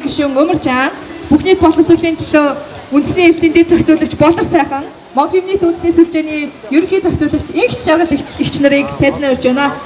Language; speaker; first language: Mongolian; native; Mongolian